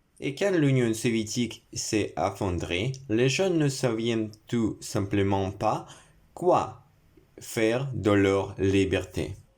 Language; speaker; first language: French; non-native, learner; Russian